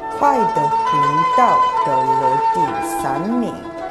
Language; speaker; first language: Chinese; non-native, learner; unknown